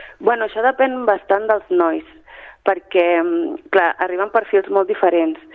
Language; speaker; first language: Catalan; native; Catalan